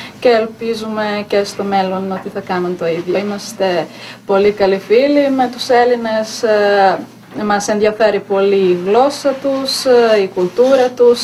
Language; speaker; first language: Greek; non-native, fluent; Bosnian